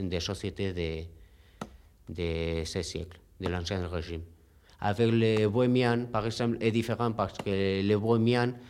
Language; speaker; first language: French; non-native, learner; Spanish